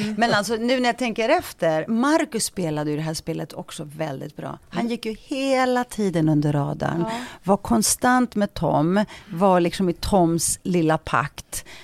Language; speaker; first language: Swedish; early bilingual, other home language; Greek